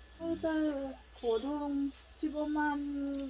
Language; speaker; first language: Korean; non-native, learner; Lao